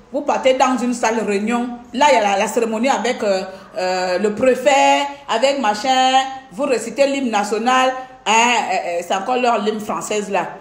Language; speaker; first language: French; non-native, local second language; Fang